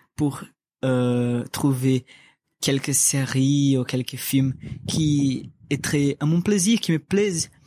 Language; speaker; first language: French; non-native, learner; Portuguese